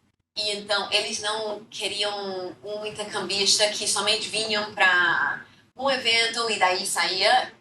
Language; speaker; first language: Portuguese; non-native, fluent; English